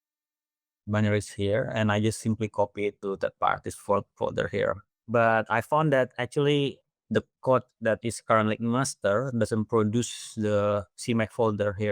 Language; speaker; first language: English; non-native, fluent; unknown